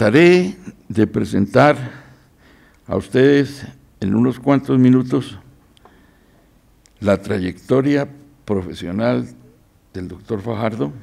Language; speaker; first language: Spanish; native; Spanish